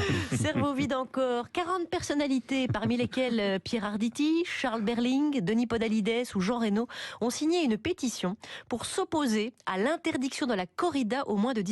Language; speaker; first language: French; native; French